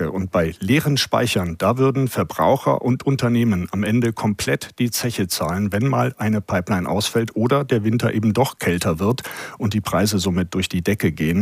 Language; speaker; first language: German; native; German